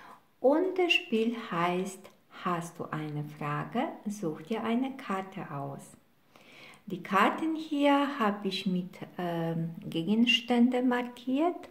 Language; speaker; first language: German; non-native, fluent; Polish